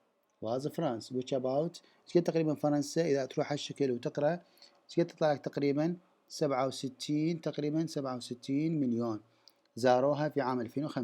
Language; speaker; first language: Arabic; native; Arabic